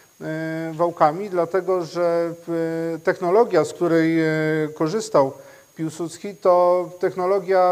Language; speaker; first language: Polish; native; Polish